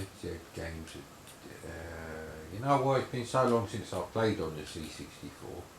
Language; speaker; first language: English; native; English